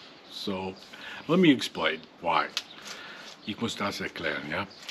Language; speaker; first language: German; non-native, learner; English